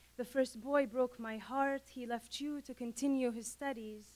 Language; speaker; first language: English; non-native, fluent; Arabic